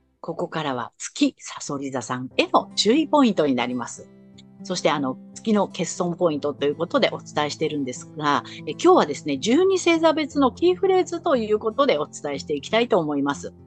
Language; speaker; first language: Japanese; native; Japanese